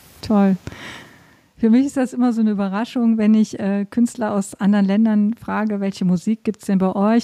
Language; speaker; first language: German; native; German